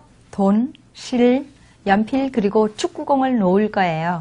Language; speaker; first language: Korean; non-native, fluent; Vietnamese